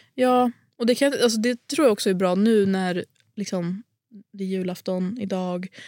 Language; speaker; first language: Swedish; early bilingual, other home language; Russian